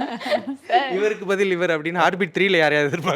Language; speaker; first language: Tamil; native; Tamil